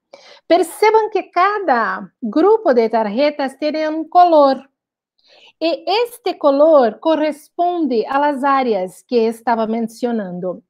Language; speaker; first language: Spanish; non-native, learner; Portuguese